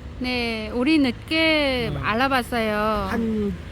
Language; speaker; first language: Korean; non-native, learner; Vietnamese